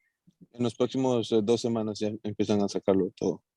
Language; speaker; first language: Spanish; native; Spanish